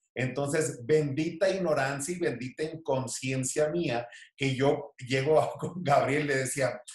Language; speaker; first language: Spanish; native; Spanish